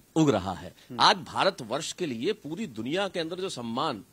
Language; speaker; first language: Hindi; native; Hindi